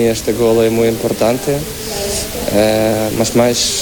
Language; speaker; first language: Portuguese; non-native, learner; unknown